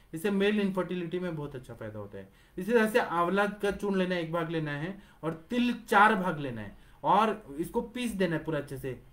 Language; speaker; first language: Hindi; non-native, local second language; Marathi